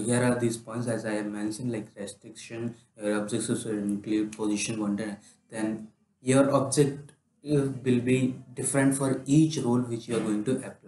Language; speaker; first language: English; non-native, local second language; Hindi